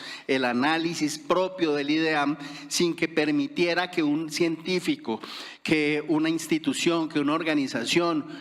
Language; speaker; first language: Spanish; native; Spanish